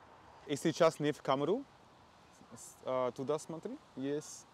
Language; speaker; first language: Russian; non-native, learner; English